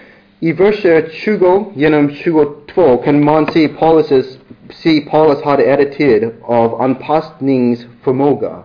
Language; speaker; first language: Swedish; non-native, learner; English